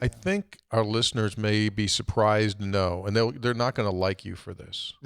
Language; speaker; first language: English; native; English